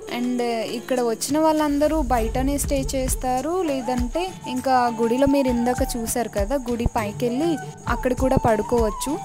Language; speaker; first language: Telugu; non-native, local second language; Lambadi